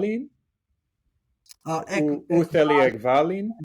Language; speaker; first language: Greek; non-native, learner; English